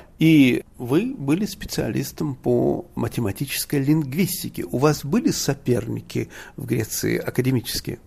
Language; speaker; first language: Russian; native; Russian